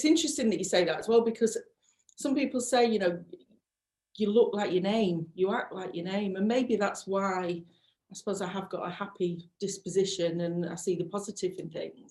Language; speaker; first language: English; native; English